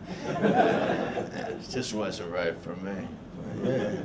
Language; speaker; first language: English; native; English